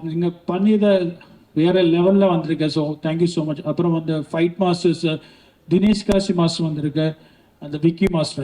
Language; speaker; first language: Tamil; non-native, learner; Malayalam